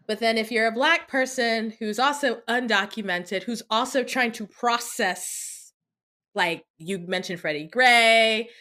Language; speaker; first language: English; early bilingual, other home language; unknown